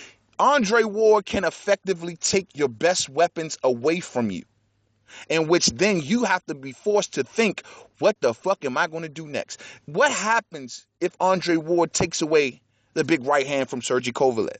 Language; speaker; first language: English; native; English